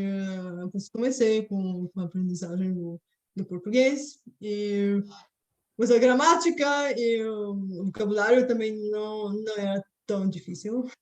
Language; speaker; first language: Portuguese; non-native, fluent; Bulgarian